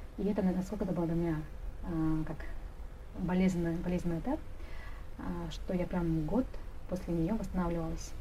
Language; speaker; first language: Russian; non-native, local second language; Kazakh